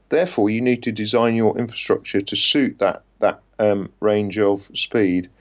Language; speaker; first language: English; native; English